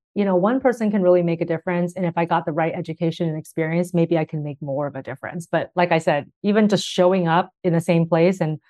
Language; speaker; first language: English; early bilingual, other home language; Chinese